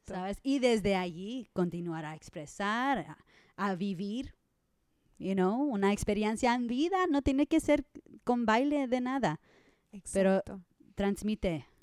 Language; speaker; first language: Spanish; non-native, learner; English